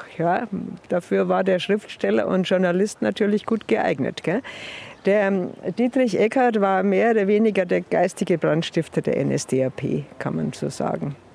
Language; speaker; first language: German; native; German